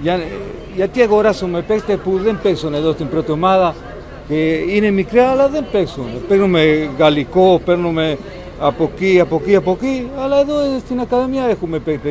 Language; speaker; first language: Greek; non-native, learner; Spanish